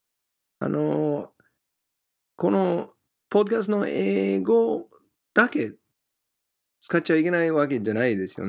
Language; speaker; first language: Japanese; non-native, fluent; English